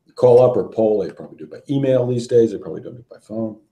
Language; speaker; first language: English; native; English